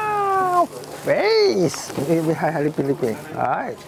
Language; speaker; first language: English; non-native, learner; Japanese